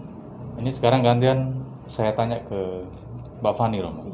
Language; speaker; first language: Indonesian; native; Indonesian